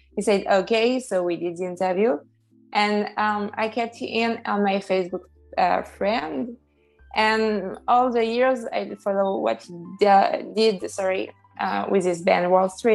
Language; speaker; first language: English; non-native, fluent; French